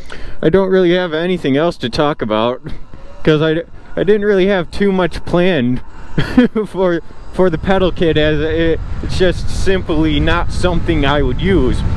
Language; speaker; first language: English; native; English